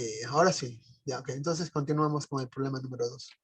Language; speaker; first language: Spanish; native; Spanish